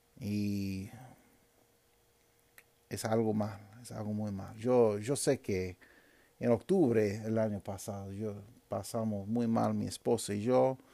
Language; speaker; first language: Spanish; non-native, fluent; English